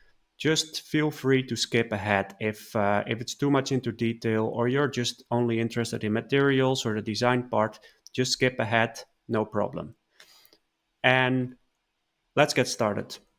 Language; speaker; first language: English; non-native, fluent; Dutch